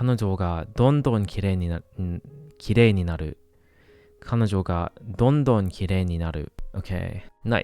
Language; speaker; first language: Japanese; non-native, learner; English